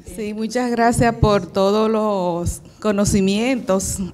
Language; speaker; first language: Spanish; native; Spanish